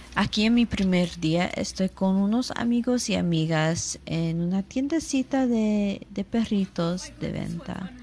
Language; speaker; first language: Spanish; early bilingual, heritage; Spanish